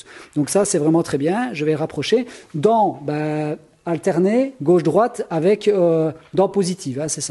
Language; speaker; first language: French; native; French